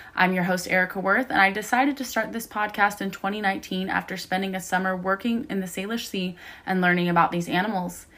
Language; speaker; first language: English; native; English